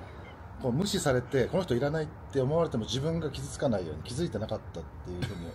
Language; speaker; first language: Japanese; native; Japanese